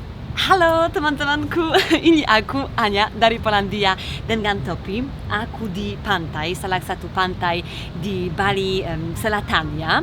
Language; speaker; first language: Indonesian; non-native, fluent; Polish